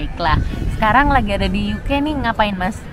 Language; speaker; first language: Indonesian; native; Indonesian